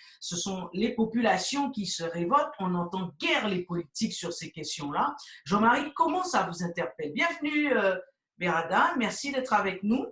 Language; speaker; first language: French; native; French